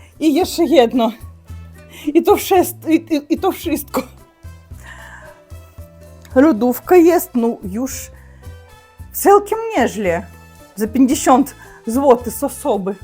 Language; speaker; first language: Polish; non-native, learner; Russian